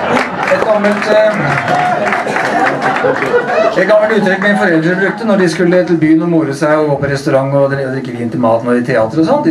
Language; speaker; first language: Norwegian; native; Norwegian